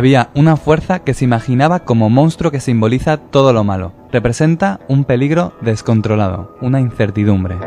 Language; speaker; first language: Spanish; native; Spanish